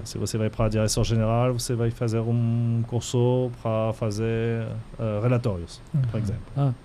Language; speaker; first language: Portuguese; non-native, fluent; French